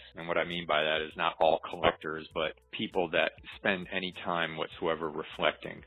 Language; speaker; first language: English; native; English